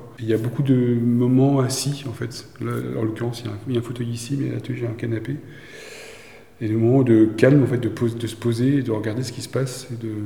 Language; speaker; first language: French; native; French